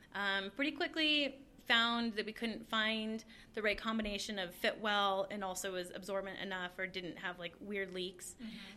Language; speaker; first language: English; native; English